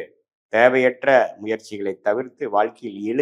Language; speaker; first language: Tamil; native; Tamil